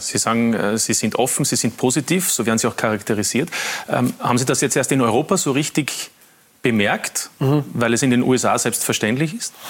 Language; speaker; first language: German; native; German